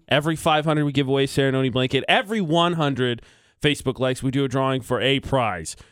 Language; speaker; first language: English; native; English